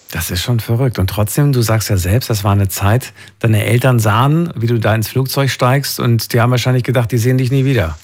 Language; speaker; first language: German; native; German